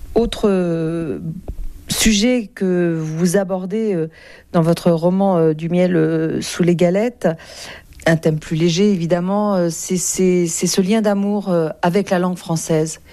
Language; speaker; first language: French; native; French